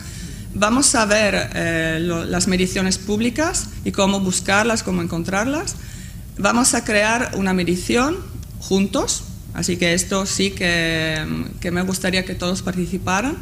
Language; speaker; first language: Spanish; non-native, fluent; Italian